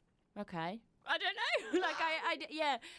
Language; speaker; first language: English; native; English